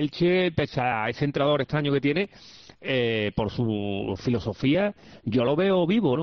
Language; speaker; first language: Spanish; native; Spanish